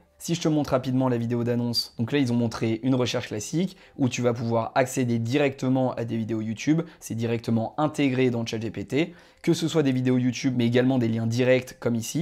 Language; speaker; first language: French; native; French